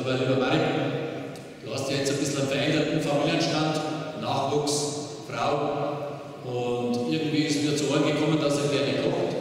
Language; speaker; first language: German; native; German